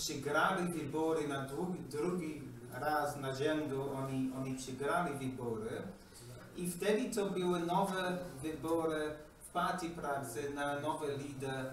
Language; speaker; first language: Polish; non-native, learner; English